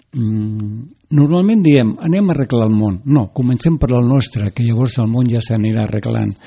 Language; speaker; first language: Catalan; non-native, local second language; Spanish